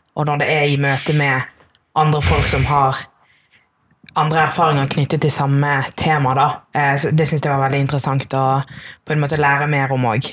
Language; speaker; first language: Norwegian; early bilingual, other home language; Tamil